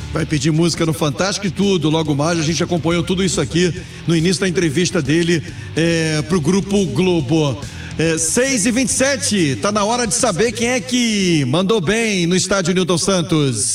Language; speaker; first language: Portuguese; native; Portuguese